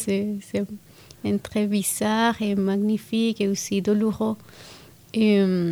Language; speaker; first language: French; non-native, fluent; Spanish